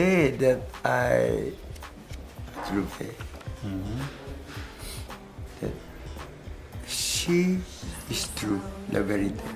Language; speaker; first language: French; non-native, learner; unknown